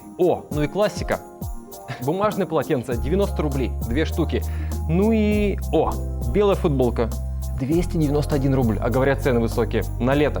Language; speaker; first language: Russian; native; Russian